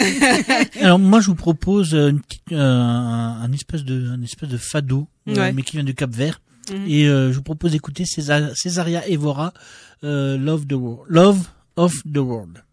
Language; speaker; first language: French; native; French